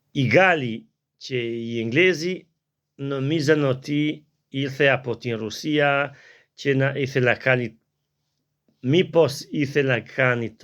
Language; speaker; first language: Greek; non-native, learner; Albanian